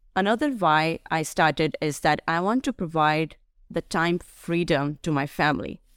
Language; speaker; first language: English; non-native, local second language; Hindi